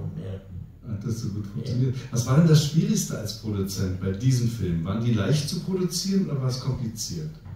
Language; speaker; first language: German; native; German